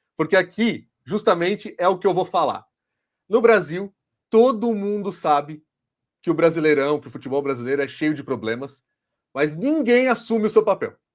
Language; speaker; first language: Portuguese; native; Portuguese